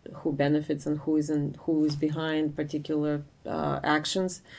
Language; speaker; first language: English; non-native, fluent; Ukrainian